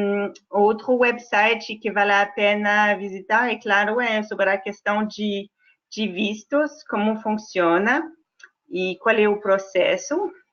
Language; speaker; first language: Portuguese; non-native, fluent; French